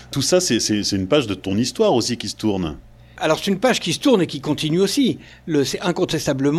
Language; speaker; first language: French; native; French